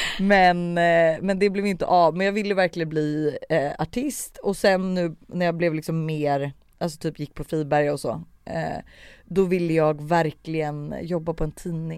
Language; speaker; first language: Swedish; native; Swedish